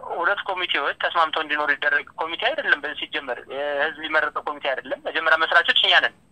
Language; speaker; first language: Amharic; native; Amharic